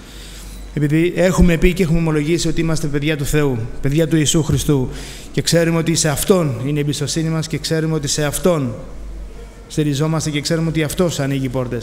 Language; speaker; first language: Greek; native; Greek